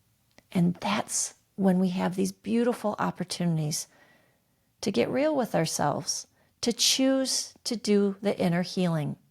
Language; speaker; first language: English; native; English